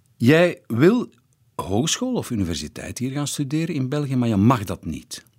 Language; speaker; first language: Dutch; native; Dutch